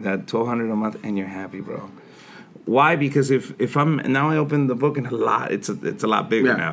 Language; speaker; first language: English; early bilingual, other home language; Spanish